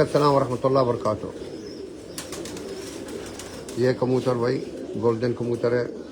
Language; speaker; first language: Hindi; non-native, learner; Arabic